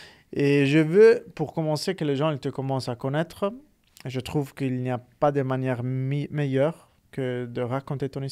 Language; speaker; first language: French; non-native, fluent; Italian